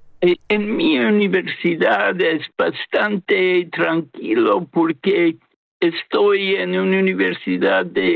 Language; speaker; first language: Spanish; non-native, fluent; English